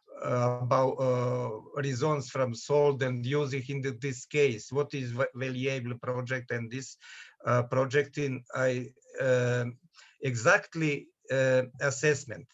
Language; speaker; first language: English; non-native, learner; Serbian